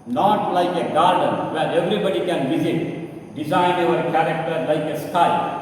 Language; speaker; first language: English; non-native, local second language; Kannada